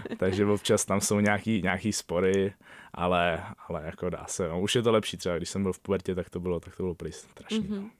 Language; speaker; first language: Czech; native; Czech